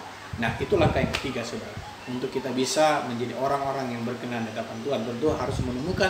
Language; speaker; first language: Indonesian; native; Indonesian